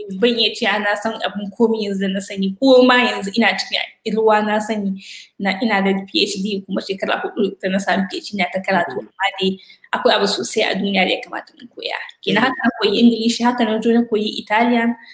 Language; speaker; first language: Hausa; native; Hausa